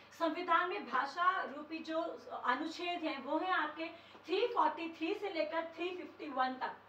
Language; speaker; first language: Hindi; native; Hindi